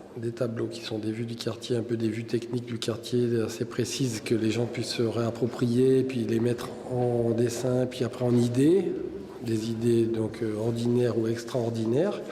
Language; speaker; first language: French; native; French